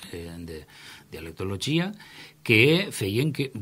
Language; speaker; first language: Catalan; native; Catalan